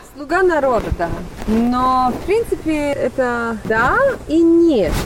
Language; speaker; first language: Russian; non-native, local second language; Latvian